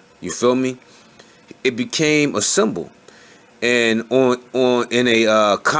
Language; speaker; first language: English; native; English